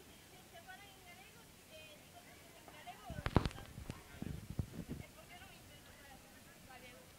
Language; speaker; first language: Galician; non-native, local second language; Spanish